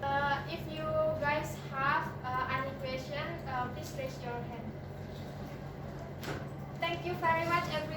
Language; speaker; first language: English; non-native, learner; Indonesian